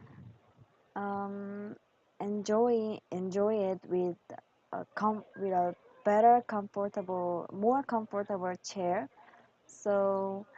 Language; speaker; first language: English; non-native, learner; Korean